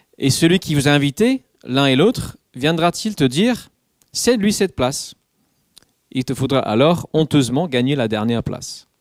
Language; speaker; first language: French; non-native, fluent; English